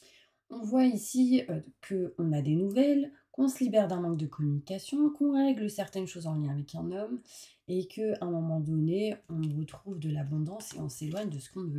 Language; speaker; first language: French; native; French